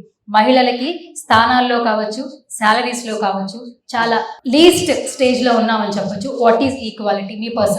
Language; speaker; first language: Telugu; native; Telugu